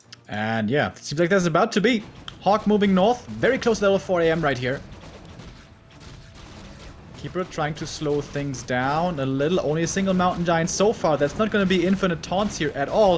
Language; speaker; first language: English; non-native, fluent; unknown